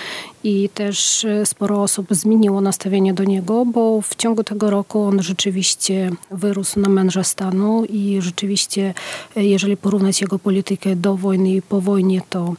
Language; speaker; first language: Polish; non-native, fluent; Ukrainian